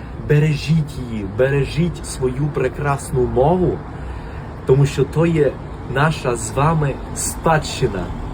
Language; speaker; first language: Ukrainian; non-native, fluent; Spanish